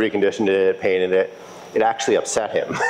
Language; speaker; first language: English; native; English